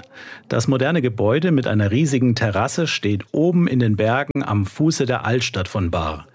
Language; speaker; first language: German; native; German